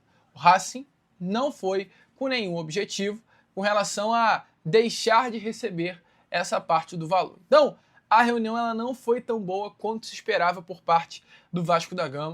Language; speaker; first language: Portuguese; native; Portuguese